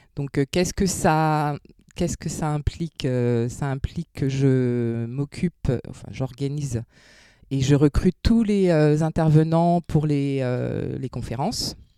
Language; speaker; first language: French; native; French